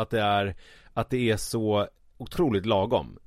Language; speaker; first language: Swedish; native; Swedish